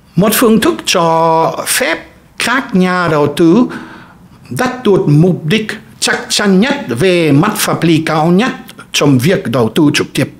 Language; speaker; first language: Vietnamese; non-native, fluent; German